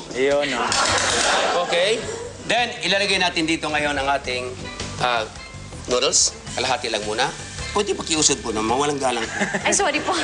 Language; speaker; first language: Filipino; non-native, local second language; Cebuano